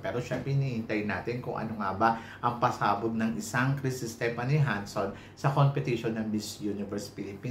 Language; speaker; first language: Filipino; native; Filipino